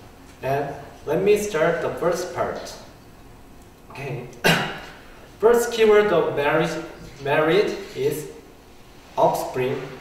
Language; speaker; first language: English; non-native, learner; Korean